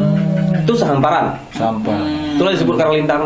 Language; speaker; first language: Malay; native; Malay